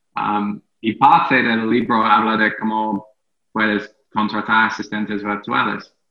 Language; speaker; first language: Spanish; non-native, fluent; English